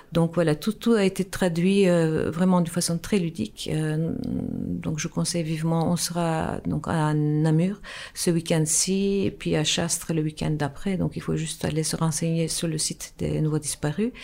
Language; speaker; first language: French; non-native, fluent; Turkish